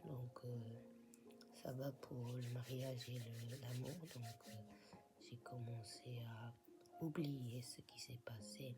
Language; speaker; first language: French; non-native, fluent; Japanese